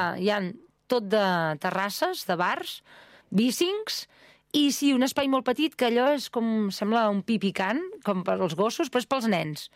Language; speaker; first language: Catalan; native; Catalan